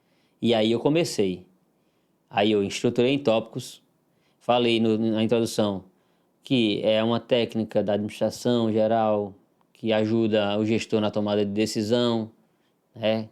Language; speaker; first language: Portuguese; native; Portuguese